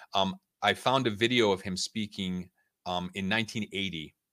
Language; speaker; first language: English; native; English